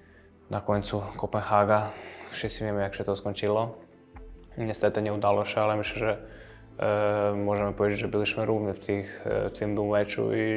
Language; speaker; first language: Polish; non-native, fluent; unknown